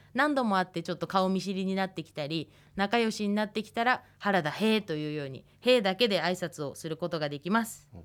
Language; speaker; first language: Japanese; native; Japanese